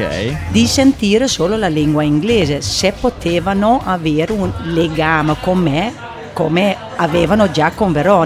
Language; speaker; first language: Italian; non-native, fluent; English